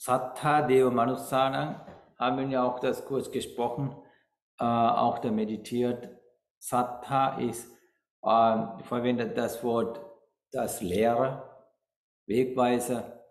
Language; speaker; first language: German; non-native, learner; Sinhala